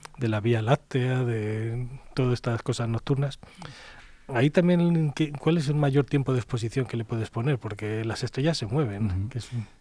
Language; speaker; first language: Spanish; native; Spanish